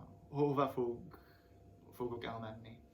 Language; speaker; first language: Hungarian; non-native, fluent; English